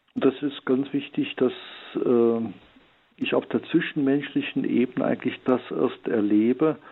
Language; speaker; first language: German; native; German